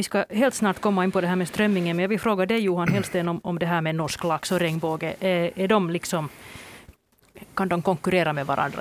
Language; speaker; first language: Swedish; native; Swedish